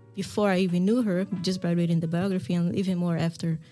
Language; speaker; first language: English; non-native, fluent; Portuguese